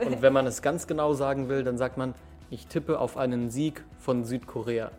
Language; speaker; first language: German; early bilingual, other home language; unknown